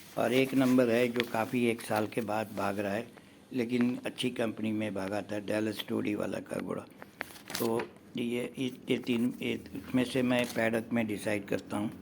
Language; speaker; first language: Hindi; non-native, local second language; Gujarati